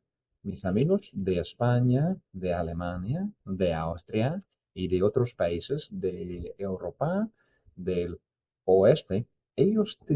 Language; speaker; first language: Spanish; non-native, fluent; English